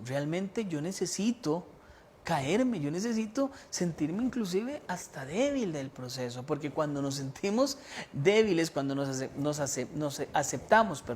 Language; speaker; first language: Spanish; native; Spanish